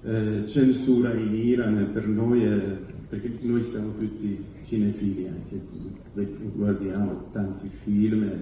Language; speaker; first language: Italian; non-native, fluent; Persian